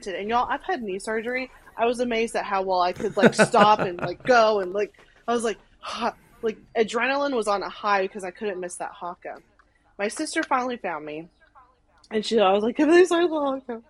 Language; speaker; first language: English; native; English